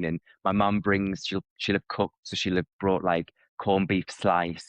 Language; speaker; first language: English; native; English